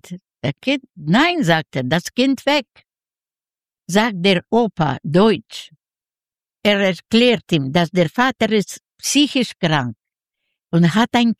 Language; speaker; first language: German; non-native, learner; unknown